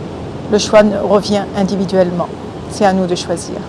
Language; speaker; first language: French; native; French